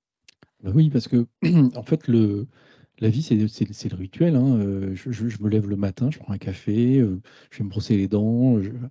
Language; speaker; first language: French; native; French